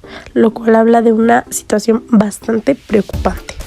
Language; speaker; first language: Spanish; native; Spanish